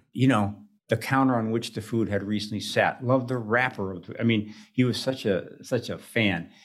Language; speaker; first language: English; native; English